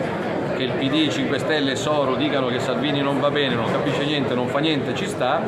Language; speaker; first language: Italian; native; Italian